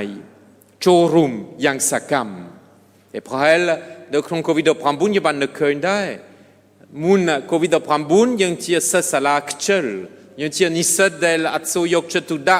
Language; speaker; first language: Khmer; non-native, fluent; French